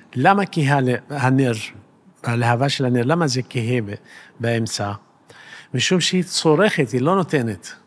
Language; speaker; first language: Hebrew; native; Hebrew